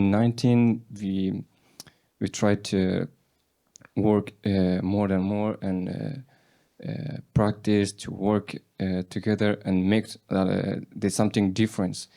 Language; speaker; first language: English; non-native, learner; Persian